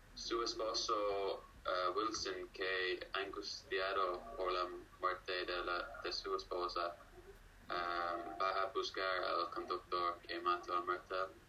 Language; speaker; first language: Spanish; non-native, learner; English